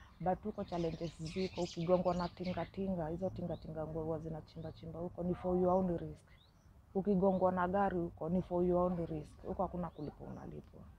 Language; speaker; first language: Swahili; native; Swahili